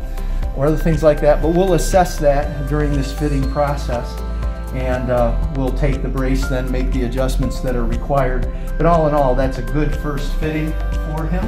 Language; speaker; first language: English; native; English